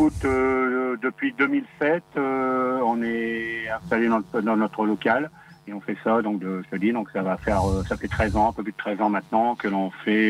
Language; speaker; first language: French; native; French